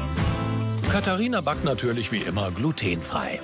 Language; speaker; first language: German; native; German